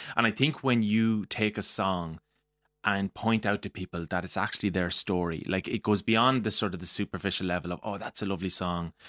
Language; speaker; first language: English; native; English